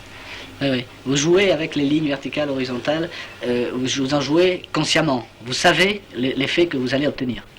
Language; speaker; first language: French; native; French